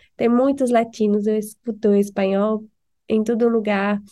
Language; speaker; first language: Portuguese; non-native, fluent; French